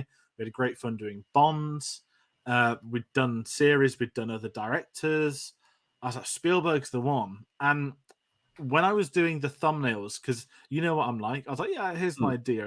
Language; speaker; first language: English; native; English